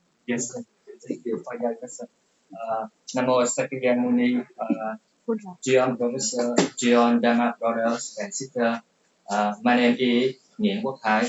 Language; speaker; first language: English; non-native, learner; Vietnamese